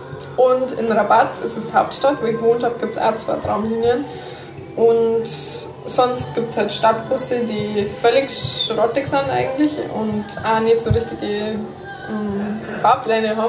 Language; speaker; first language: German; native; German